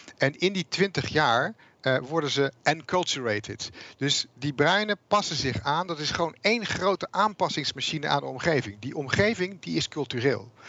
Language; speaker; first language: Dutch; native; Dutch